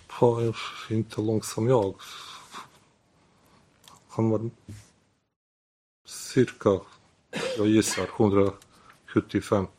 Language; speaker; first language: Swedish; non-native, learner; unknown